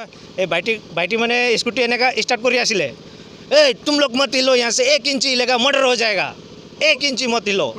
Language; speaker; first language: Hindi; non-native, local second language; Assamese